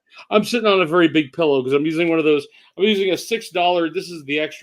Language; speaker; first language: English; native; English